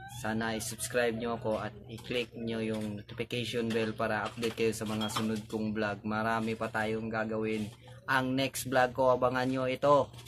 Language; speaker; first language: Filipino; non-native, local second language; Cebuano